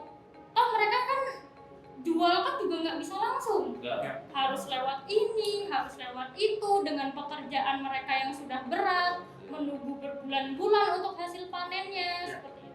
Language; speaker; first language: Indonesian; native; Indonesian